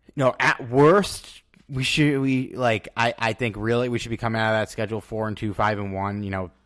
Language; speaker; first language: English; native; English